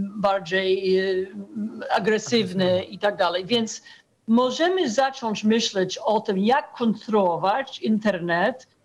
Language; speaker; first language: Polish; non-native, fluent; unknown